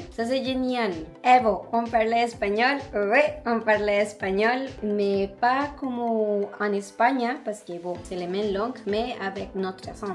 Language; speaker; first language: French; non-native, learner; Spanish